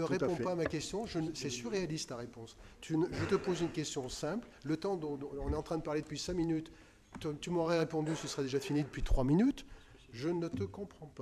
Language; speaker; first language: French; native; French